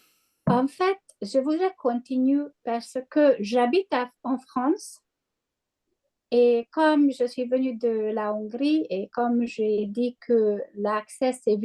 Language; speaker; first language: French; non-native, fluent; Hungarian